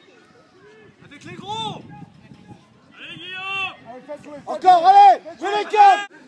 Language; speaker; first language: French; native; French